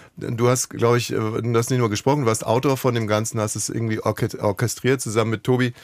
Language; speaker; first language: German; native; German